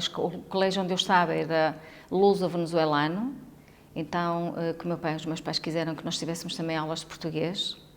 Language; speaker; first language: Portuguese; early bilingual, heritage; Portuguese